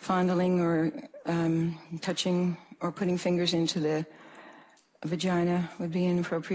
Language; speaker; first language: English; native; English